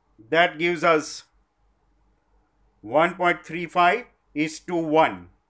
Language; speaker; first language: English; non-native, local second language; Gujarati